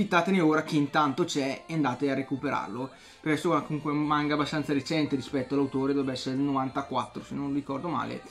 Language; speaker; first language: Italian; native; Italian